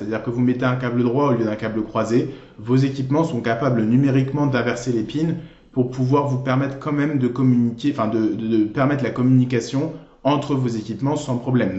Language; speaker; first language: French; native; French